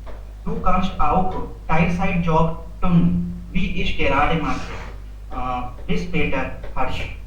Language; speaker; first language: German; non-native, learner; Hindi